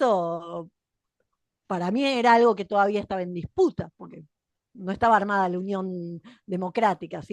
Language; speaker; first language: Spanish; native; Spanish